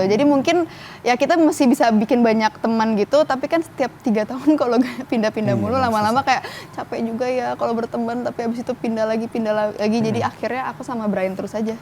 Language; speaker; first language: Indonesian; early bilingual, other home language; English